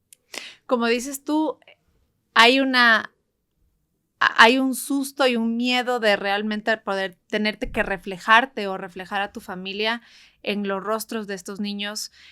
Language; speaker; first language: Spanish; native; Spanish